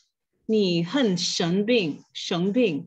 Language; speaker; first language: Chinese; non-native, learner; English